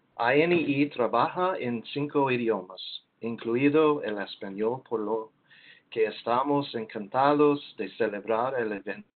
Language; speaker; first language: Spanish; non-native, learner; English